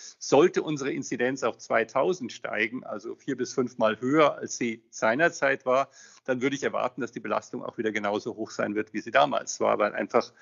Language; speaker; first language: German; native; German